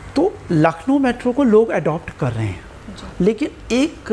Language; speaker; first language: Hindi; native; Hindi